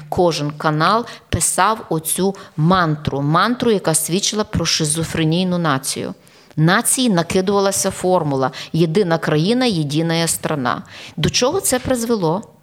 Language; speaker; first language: Ukrainian; native; Ukrainian